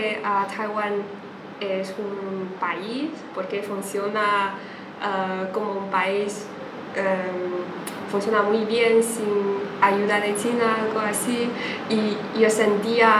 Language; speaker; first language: Spanish; non-native, fluent; Chinese